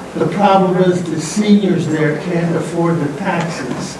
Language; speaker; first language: English; non-native, fluent; Greek